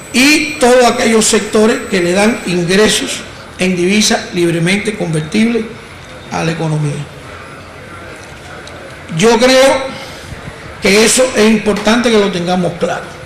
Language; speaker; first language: Spanish; native; Spanish